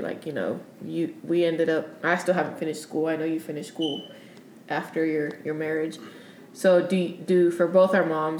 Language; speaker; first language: English; early bilingual, other home language; Spanish